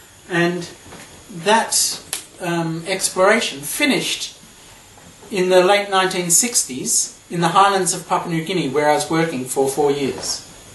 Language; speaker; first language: English; native; English